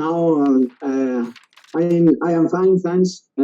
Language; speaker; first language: English; non-native, learner; Spanish